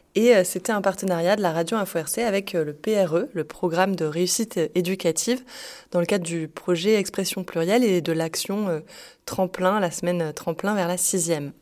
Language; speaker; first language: French; native; French